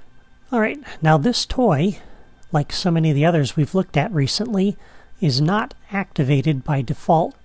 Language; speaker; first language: English; native; English